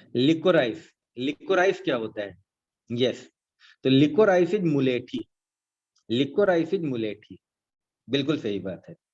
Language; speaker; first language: Hindi; native; Hindi